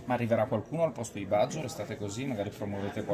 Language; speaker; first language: Italian; native; Italian